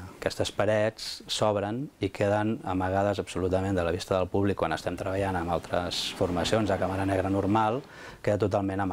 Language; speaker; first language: Catalan; native; Catalan